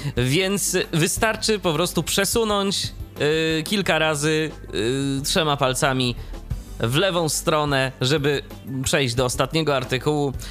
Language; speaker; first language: Polish; native; Polish